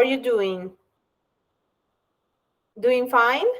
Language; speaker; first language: English; non-native, fluent; Spanish